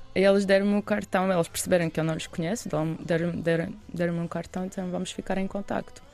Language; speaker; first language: Portuguese; non-native, fluent; Russian